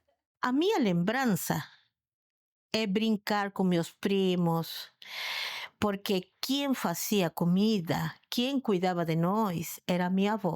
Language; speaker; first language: Portuguese; non-native, fluent; Spanish